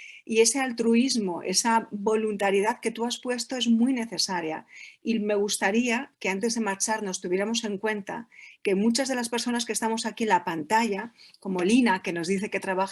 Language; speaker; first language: Spanish; native; Spanish